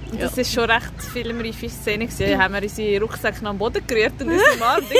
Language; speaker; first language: German; native; German